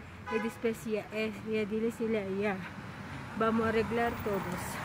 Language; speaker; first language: Spanish; non-native, learner; Filipino